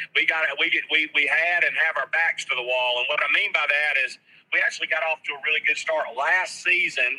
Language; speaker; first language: English; native; English